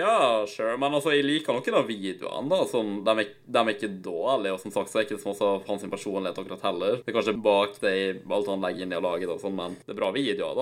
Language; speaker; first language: Norwegian; native; Norwegian